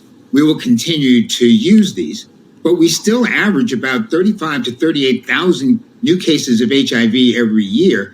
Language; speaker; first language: English; native; English